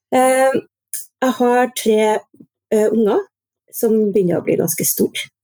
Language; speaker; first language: Norwegian; native; Norwegian